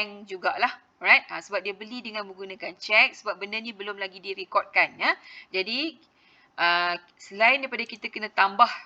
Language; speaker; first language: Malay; native; Malay